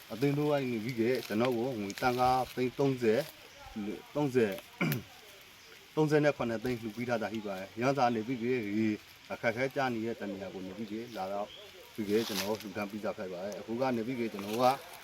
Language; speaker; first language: Burmese; native; Burmese